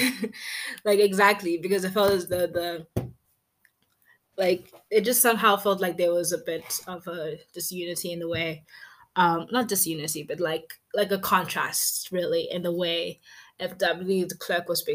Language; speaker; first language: English; native; English